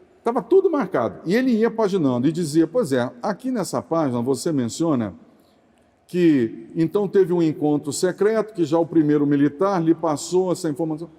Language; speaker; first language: Portuguese; native; Portuguese